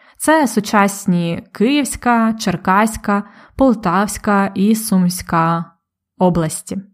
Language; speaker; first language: Ukrainian; native; Ukrainian